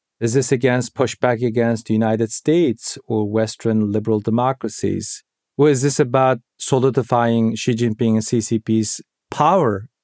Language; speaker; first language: English; non-native, fluent; Uyghur